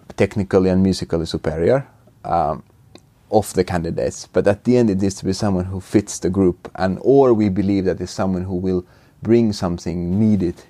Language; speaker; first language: English; non-native, fluent; Finnish